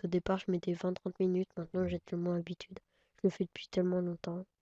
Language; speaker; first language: French; native; French